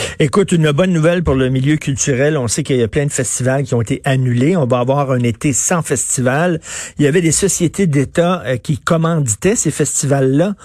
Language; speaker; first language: French; native; French